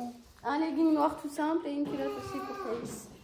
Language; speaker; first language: French; native; French